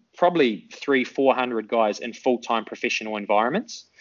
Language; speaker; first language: English; native; English